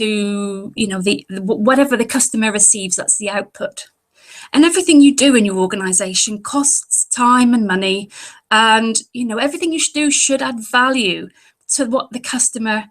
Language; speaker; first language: English; native; English